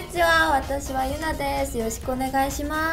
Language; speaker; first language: Japanese; non-native, learner; Korean